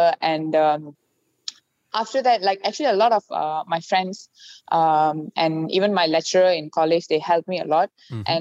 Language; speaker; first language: English; non-native, local second language; Tamil